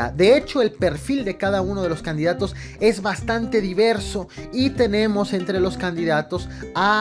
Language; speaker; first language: Spanish; native; Spanish